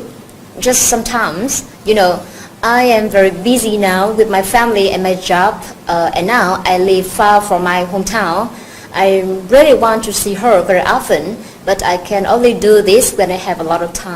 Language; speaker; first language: English; non-native, learner; Vietnamese